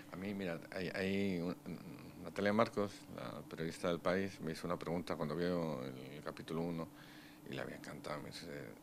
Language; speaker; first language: Spanish; native; Spanish